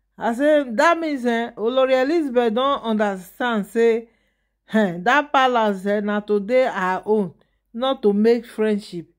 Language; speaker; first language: Nigerian Pidgin; non-native, local second language; Yoruba